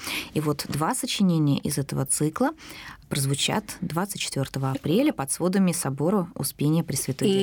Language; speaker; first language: Russian; native; Russian